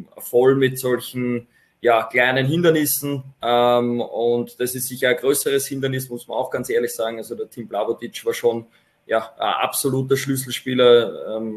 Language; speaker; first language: German; native; German